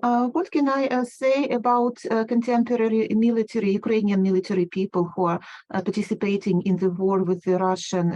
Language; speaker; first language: English; non-native, fluent; Ukrainian